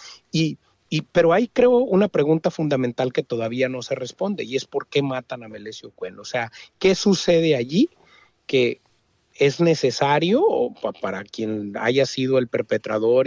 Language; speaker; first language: Spanish; native; Spanish